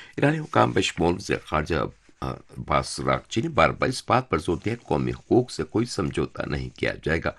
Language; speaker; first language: Urdu; non-native, fluent; Turkish